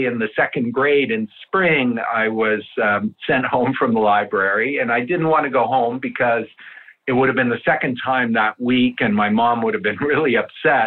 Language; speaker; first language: English; early bilingual, other home language; Italian